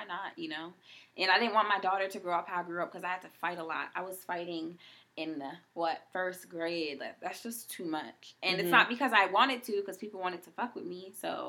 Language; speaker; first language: English; non-native, fluent; Haitian Creole